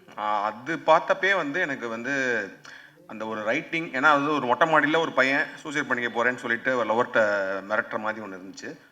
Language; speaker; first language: Tamil; native; Tamil